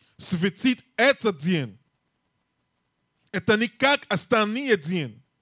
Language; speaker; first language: Russian; non-native, learner; English